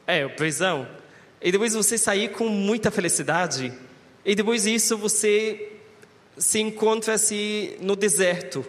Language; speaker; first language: Portuguese; non-native, learner; Arabic